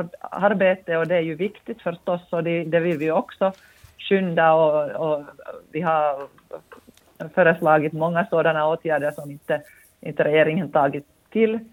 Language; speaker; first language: Swedish; non-native, local second language; Finnish